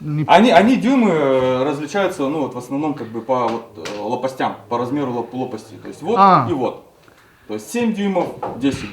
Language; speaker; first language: Russian; native; Russian